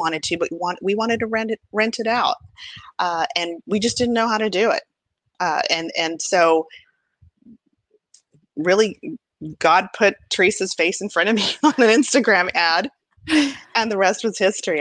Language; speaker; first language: English; native; English